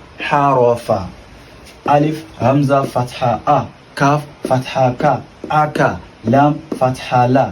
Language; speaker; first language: Arabic; non-native, fluent; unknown